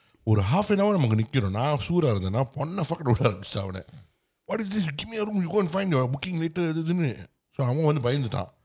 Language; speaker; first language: English; non-native, local second language; Tamil